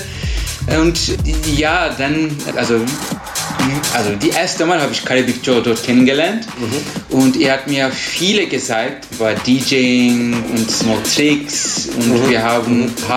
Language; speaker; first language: German; non-native, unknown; Turkish